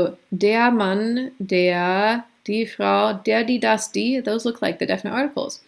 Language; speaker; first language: German; non-native, fluent; English